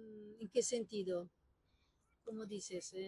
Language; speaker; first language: Spanish; non-native, learner; Italian